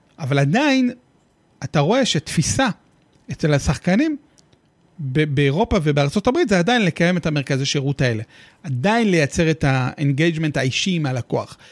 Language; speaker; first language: Hebrew; native; Hebrew